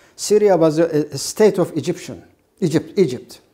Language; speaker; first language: English; non-native, fluent; Turkish